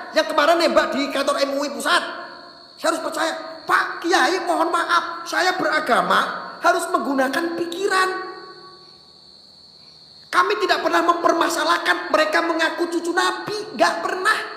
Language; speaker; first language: Indonesian; non-native, local second language; Javanese